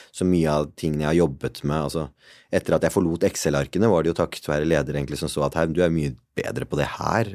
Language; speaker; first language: Norwegian; early bilingual, other home language; Punjabi